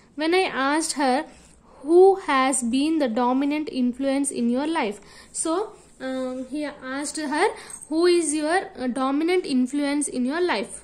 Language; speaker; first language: English; non-native, local second language; Telugu